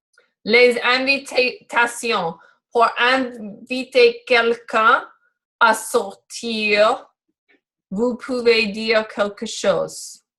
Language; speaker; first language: French; non-native, learner; English